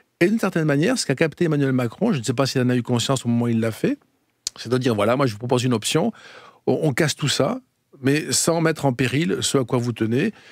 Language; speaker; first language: French; native; French